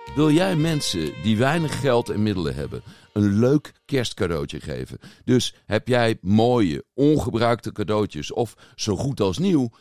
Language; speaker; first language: Dutch; native; Dutch